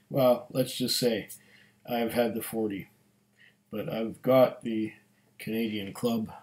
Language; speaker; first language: English; native; English